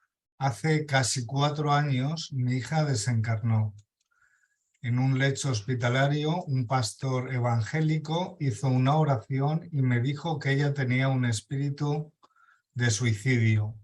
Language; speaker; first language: Spanish; native; Spanish